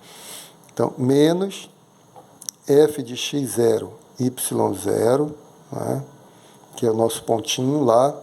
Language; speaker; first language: Portuguese; native; Portuguese